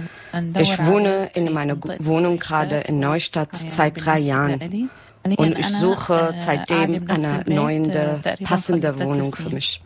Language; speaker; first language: German; non-native, learner; Arabic